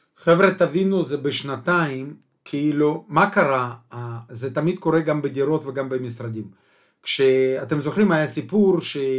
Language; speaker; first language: Hebrew; non-native, fluent; Russian